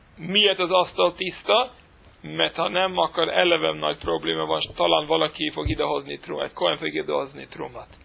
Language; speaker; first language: Hungarian; non-native, fluent; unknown